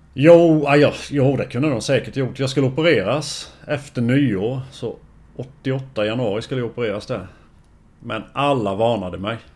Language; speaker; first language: Swedish; native; Swedish